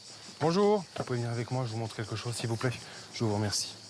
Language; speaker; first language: French; native; French